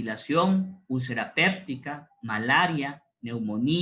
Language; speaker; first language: Spanish; native; Spanish